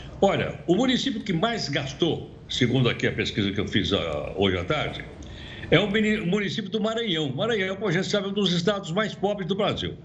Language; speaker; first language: Portuguese; native; Portuguese